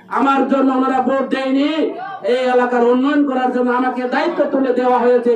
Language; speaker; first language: Bangla; non-native, local second language; Kok Borok